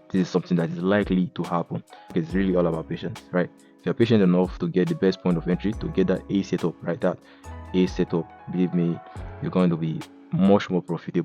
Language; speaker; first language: English; native; English